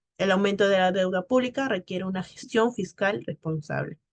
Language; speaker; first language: Spanish; native; Spanish